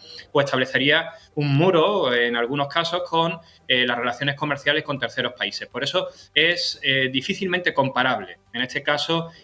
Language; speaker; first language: Spanish; native; Spanish